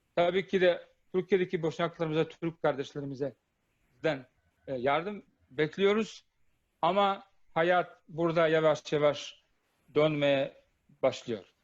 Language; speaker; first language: Turkish; non-native, fluent; Bosnian